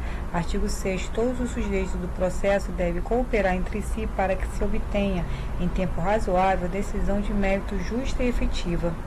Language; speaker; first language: Portuguese; native; Portuguese